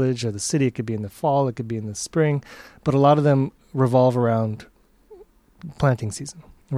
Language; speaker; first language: English; native; English